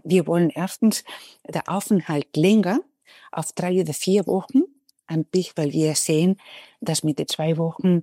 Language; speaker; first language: German; non-native, fluent; Spanish